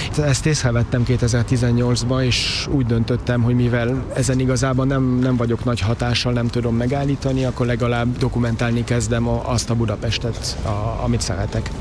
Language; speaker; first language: Hungarian; early bilingual, heritage; Hungarian